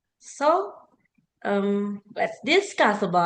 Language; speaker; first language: English; non-native, learner; Indonesian